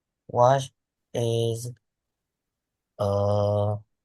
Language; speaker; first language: English; non-native, learner; Vietnamese